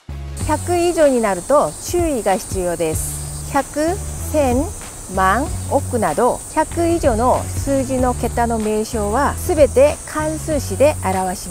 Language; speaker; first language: Japanese; non-native, fluent; Korean